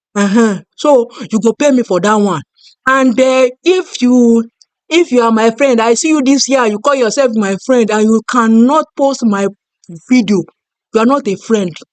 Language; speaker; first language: Nigerian Pidgin; non-native, local second language; Yoruba